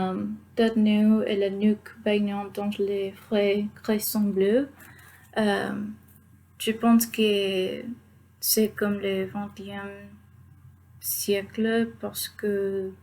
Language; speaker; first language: French; non-native, fluent; Spanish